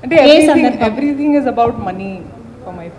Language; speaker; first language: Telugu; non-native, local second language; Hindi